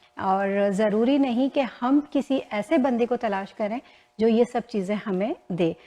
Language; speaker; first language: Urdu; native; Urdu